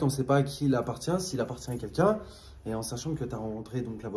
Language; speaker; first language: French; native; French